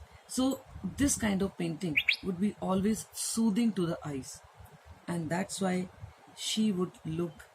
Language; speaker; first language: English; non-native, local second language; Hindi